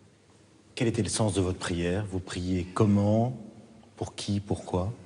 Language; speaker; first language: French; native; French